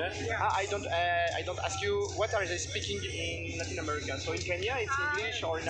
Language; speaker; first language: English; non-native, learner; French